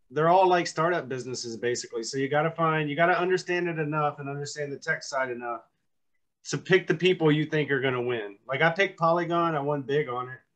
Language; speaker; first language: English; native; English